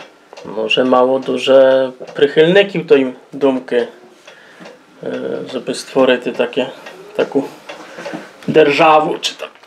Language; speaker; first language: Polish; non-native, local second language; Rusyn